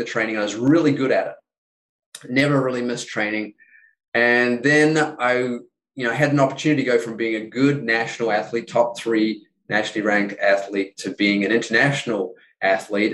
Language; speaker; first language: English; native; English